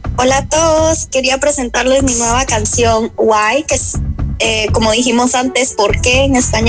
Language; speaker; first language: Spanish; early bilingual, other home language; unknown